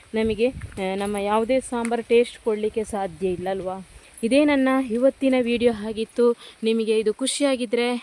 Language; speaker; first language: Kannada; non-native, local second language; Tulu